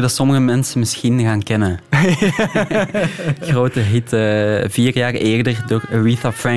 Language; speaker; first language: Dutch; native; Dutch